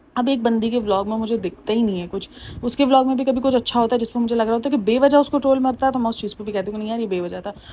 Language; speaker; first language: Urdu; native; Urdu